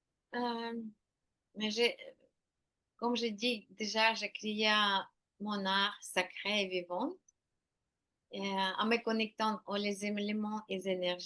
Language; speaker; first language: French; non-native, learner; Ukrainian